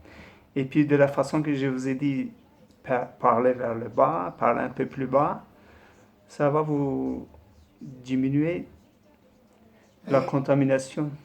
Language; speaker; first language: French; non-native, fluent; Turkish